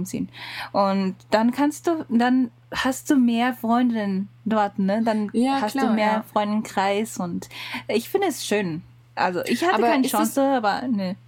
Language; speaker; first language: German; non-native, learner; Japanese